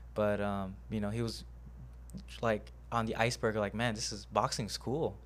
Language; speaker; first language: English; native; English